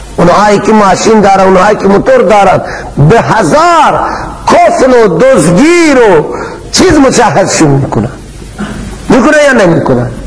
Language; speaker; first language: Persian; non-native, local second language; Baluchi